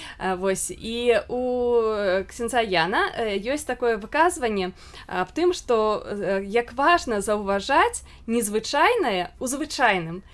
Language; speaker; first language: Belarusian; native; Belarusian